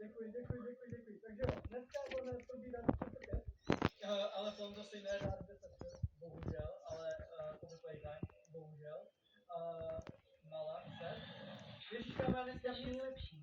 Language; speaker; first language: Czech; native; Czech